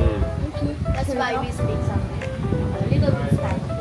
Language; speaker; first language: English; non-native, local second language; Filipino